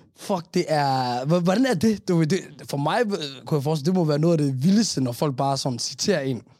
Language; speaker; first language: Danish; early bilingual, other home language; Somali